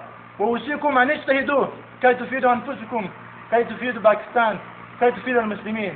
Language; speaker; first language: Arabic; non-native, learner; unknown